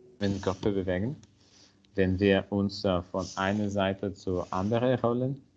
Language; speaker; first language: German; non-native, learner; Italian